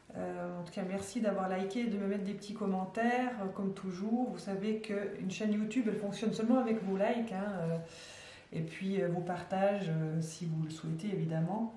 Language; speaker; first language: French; native; French